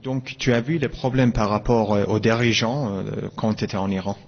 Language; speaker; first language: French; non-native, fluent; Persian